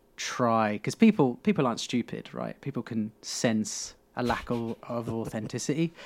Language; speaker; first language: English; native; English